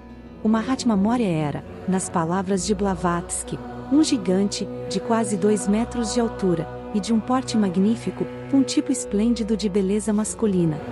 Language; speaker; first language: Portuguese; native; Portuguese